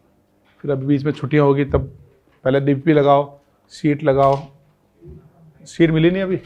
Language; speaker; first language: Hindi; native; Hindi